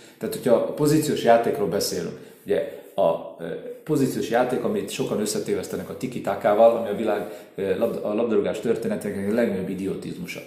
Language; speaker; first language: Hungarian; native; Hungarian